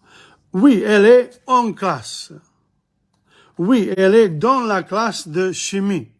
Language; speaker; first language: French; non-native, fluent; English